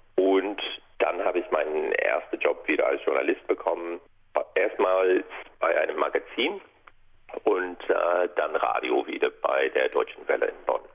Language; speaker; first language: German; non-native, fluent; English